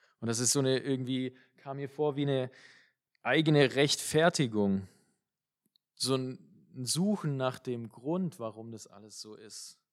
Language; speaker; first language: German; native; German